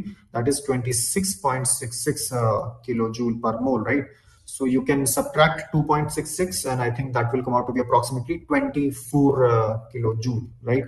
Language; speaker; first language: English; non-native, local second language; Hindi